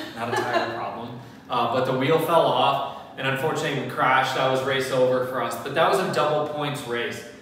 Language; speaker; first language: English; native; English